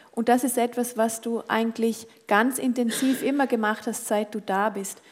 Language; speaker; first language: German; native; German